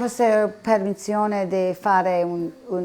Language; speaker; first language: Italian; non-native, learner; English